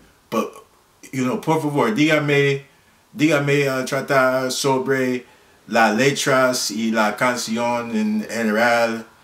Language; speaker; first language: Spanish; non-native, learner; English